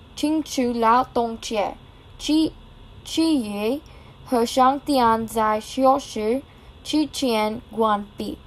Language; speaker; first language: Chinese; non-native, learner; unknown